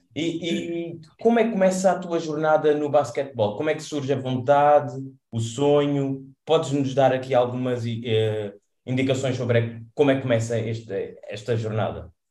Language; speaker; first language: Portuguese; early bilingual, other home language; Kabuverdianu